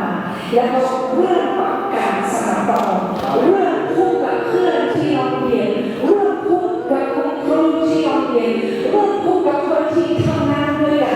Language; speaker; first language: Thai; non-native, local second language; Akha